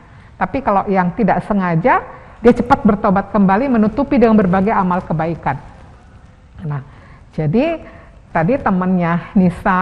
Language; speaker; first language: Indonesian; native; Indonesian